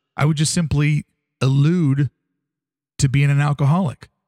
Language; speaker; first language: English; native; English